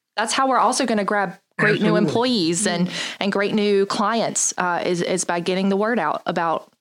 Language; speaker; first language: English; native; English